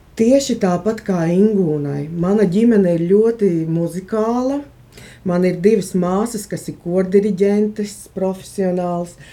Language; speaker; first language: Latvian; native; Latvian